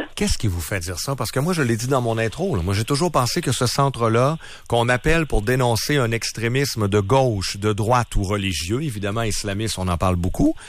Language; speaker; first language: French; native; French